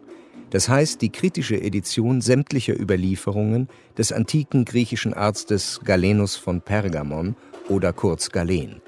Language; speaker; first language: German; native; German